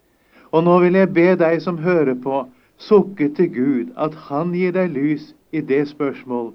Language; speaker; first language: Norwegian; native; Norwegian